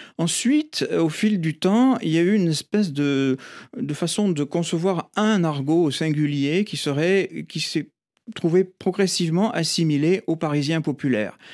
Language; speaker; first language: French; native; French